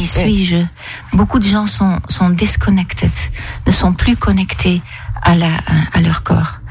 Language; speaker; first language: French; non-native, fluent; Dutch